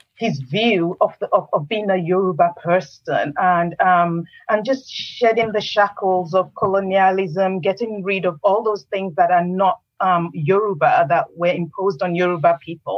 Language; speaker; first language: English; non-native, local second language; Yoruba